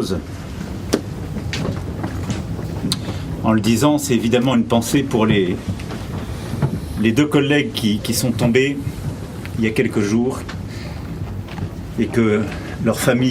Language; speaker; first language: French; native; French